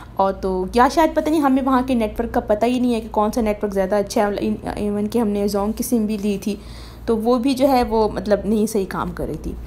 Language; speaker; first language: Urdu; native; Urdu